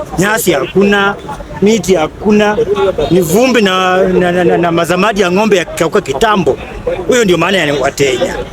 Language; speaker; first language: Swahili; non-native, local second language; Luyia